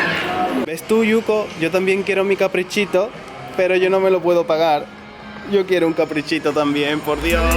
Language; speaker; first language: Spanish; native; Spanish